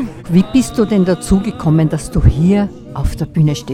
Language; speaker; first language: German; native; German